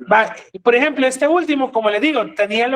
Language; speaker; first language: Spanish; native; Spanish